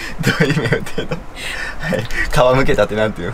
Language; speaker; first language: Portuguese; non-native, learner; Japanese